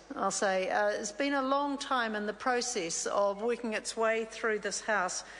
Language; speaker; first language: English; native; English